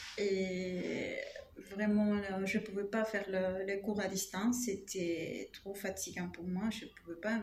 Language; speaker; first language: French; non-native, fluent; Spanish